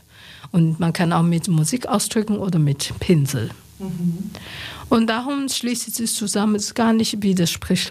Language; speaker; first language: German; non-native, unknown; Chinese